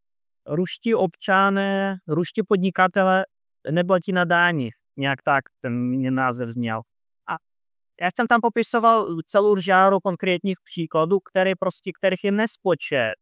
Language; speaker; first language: Czech; non-native, fluent; Russian